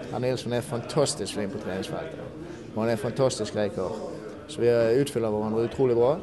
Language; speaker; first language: Norwegian; native; Norwegian